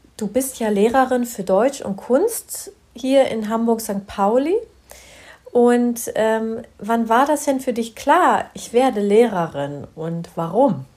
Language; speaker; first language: German; early bilingual, other home language; Turkish